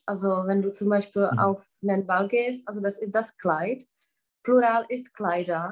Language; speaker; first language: German; non-native, fluent; Czech